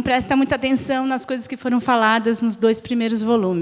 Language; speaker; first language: Portuguese; native; Portuguese